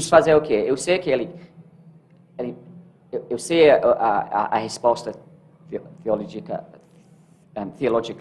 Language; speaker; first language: Portuguese; non-native, learner; English